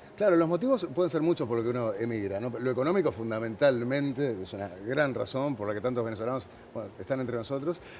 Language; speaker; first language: Spanish; native; Spanish